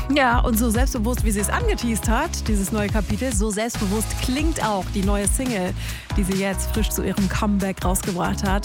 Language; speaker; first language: German; native; German